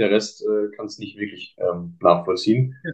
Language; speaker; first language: German; native; German